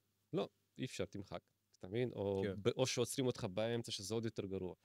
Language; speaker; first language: Hebrew; native; Hebrew